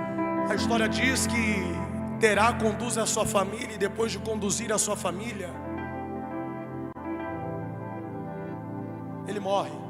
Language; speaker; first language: Portuguese; native; Portuguese